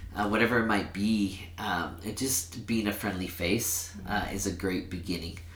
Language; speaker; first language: English; early bilingual, other home language; Spanish